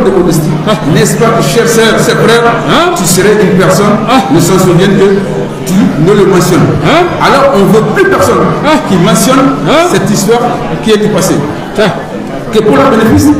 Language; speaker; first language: French; non-native, local second language; Soninke